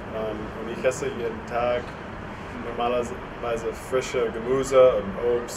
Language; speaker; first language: German; non-native, fluent; English